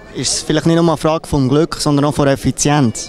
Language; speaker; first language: German; native; German